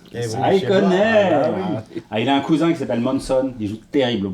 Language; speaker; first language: French; native; French